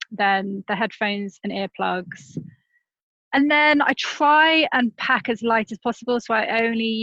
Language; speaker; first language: English; native; English